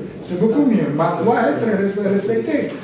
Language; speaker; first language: French; non-native, learner; Italian